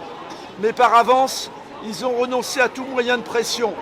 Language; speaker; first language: French; native; French